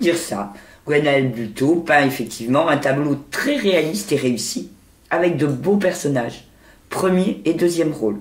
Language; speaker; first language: French; native; French